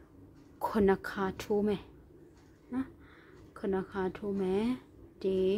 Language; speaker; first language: Burmese; non-native, local second language; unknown